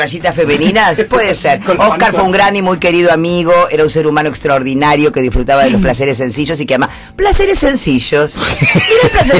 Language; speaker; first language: Spanish; native; Spanish